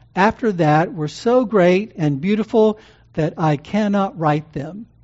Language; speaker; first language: English; native; English